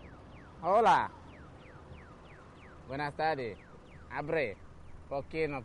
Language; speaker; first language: Spanish; non-native, learner; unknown